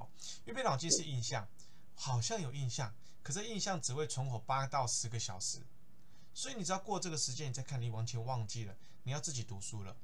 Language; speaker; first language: Chinese; native; Chinese